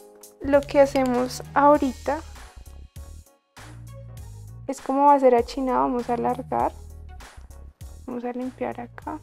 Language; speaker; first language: Spanish; native; Spanish